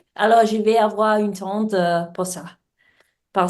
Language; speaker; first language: French; non-native, learner; English